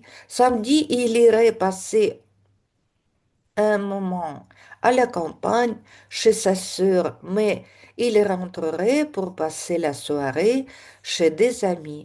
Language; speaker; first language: French; non-native, fluent; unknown